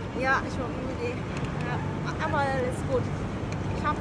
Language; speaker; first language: German; non-native, learner; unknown